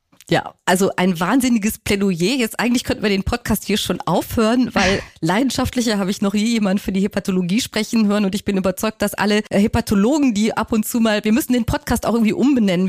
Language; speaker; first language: German; native; German